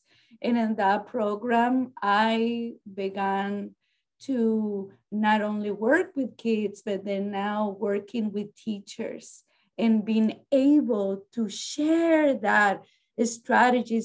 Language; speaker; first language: English; non-native, fluent; Spanish